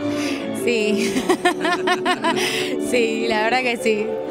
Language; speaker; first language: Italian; non-native, learner; Spanish